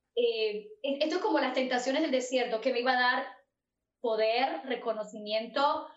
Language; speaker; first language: Spanish; native; Spanish